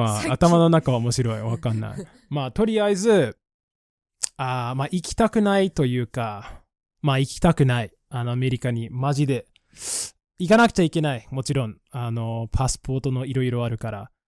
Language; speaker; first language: Japanese; non-native, fluent; English